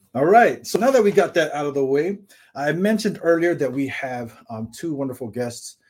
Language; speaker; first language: English; native; English